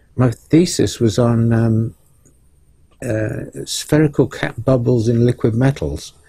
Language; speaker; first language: English; native; English